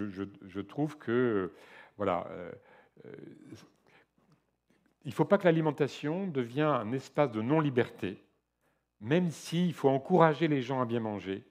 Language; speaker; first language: French; native; French